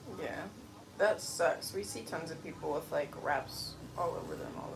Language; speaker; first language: English; native; English